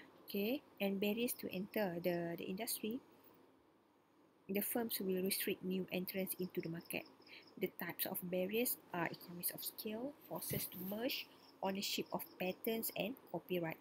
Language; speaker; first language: English; non-native, local second language; Malay